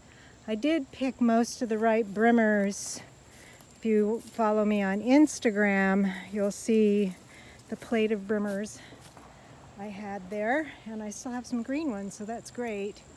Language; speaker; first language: English; native; English